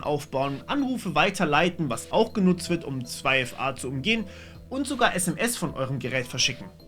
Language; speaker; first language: German; native; German